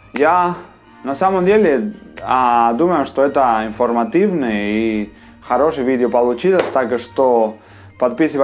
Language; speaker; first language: Russian; non-native, learner; Spanish